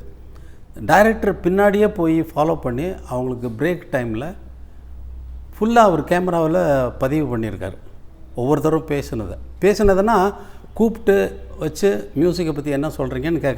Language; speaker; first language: Tamil; native; Tamil